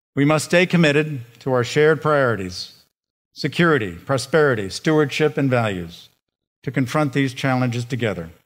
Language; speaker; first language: English; native; English